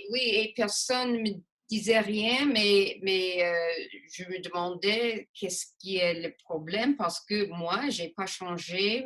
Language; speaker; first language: French; non-native, local second language; English